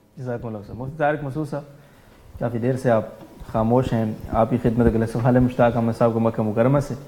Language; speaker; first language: Urdu; native; Urdu